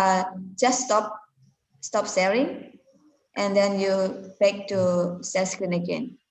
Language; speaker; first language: English; non-native, learner; Indonesian